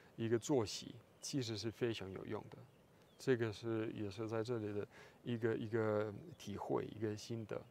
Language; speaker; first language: Chinese; non-native, fluent; Russian